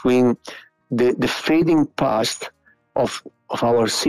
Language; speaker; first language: English; non-native, fluent; Italian